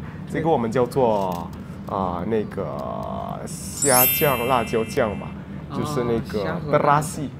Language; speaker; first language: Chinese; non-native, fluent; Indonesian